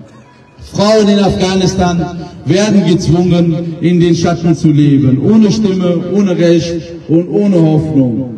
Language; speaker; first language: German; non-native, fluent; Pashto